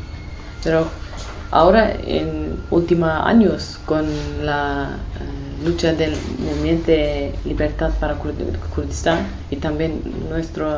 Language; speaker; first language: Spanish; non-native, learner; Kurdish